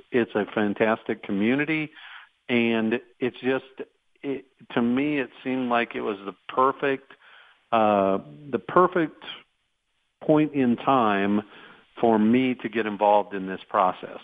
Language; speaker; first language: English; native; English